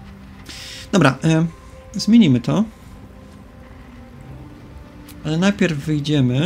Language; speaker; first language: Polish; native; Polish